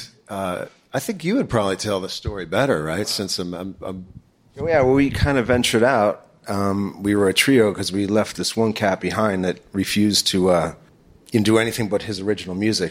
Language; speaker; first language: English; native; English